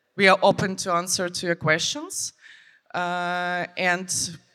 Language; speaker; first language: English; non-native, fluent; Ukrainian